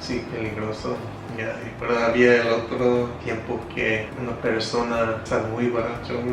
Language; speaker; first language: Spanish; non-native, fluent; English